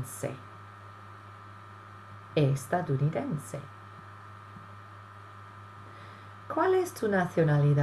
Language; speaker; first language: Spanish; non-native, fluent; English